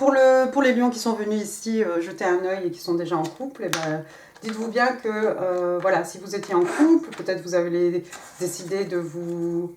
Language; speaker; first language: French; native; French